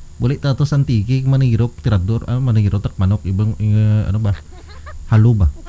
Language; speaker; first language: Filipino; non-native, local second language; Kinaray-a